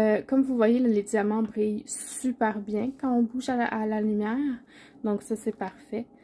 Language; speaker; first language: French; native; French